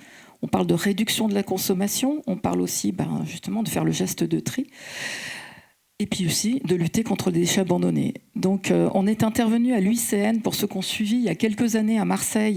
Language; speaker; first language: French; native; French